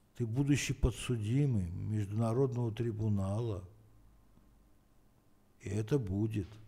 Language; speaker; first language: Russian; non-native, fluent; Armenian